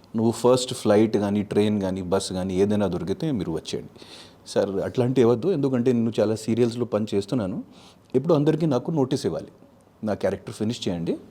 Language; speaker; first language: Telugu; non-native, fluent; Hindi